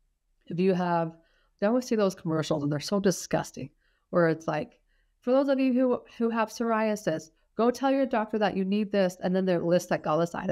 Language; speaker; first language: English; native; English